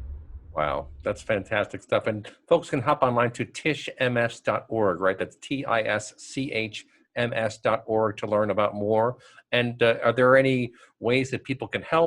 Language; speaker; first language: English; native; English